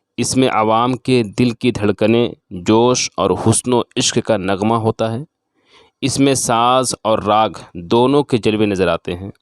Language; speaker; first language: Urdu; native; Urdu